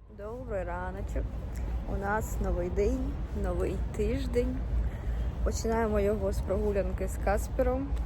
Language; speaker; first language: Ukrainian; native; Ukrainian